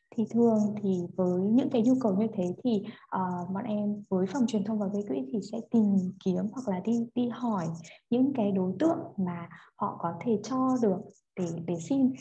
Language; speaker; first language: Vietnamese; native; Vietnamese